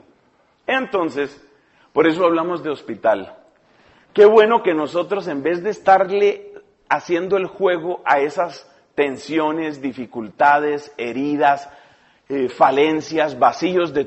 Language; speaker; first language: Spanish; native; Spanish